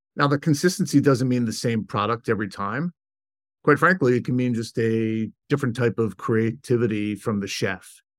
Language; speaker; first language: English; native; English